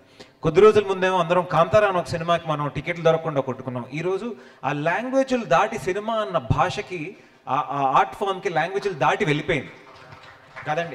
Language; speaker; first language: Telugu; native; Telugu